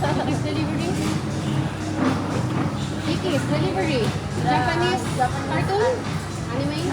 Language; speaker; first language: English; non-native, local second language; Filipino